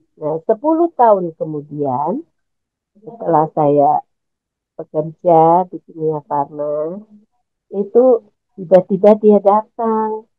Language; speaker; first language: Indonesian; native; Indonesian